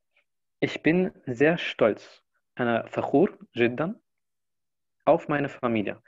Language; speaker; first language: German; non-native, fluent; Arabic